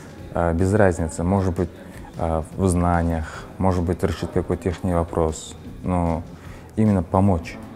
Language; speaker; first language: Russian; non-native, local second language; Uzbek